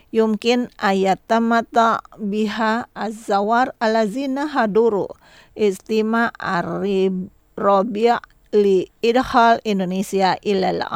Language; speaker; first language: Arabic; non-native, fluent; Indonesian